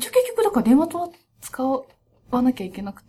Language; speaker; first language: Japanese; native; Japanese